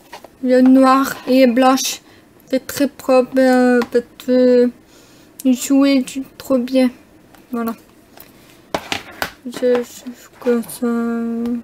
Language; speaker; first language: French; non-native, learner; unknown